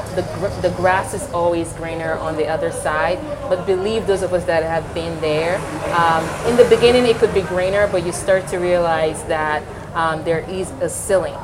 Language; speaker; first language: English; non-native, local second language; Yoruba